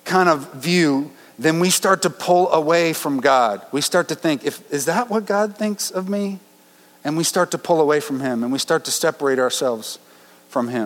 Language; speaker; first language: English; native; English